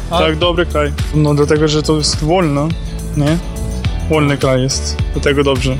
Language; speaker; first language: Polish; non-native, learner; Ukrainian